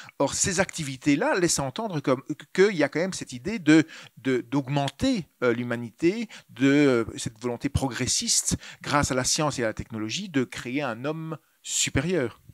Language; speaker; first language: French; native; French